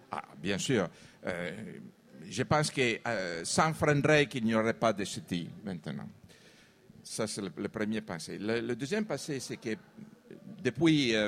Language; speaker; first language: French; non-native, fluent; Italian